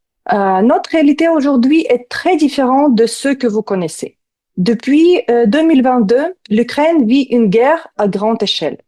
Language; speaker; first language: French; non-native, fluent; Ukrainian